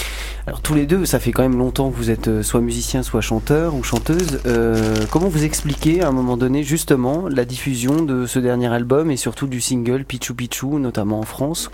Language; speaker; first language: French; native; French